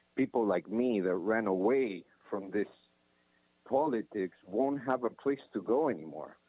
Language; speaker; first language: English; non-native, fluent; Spanish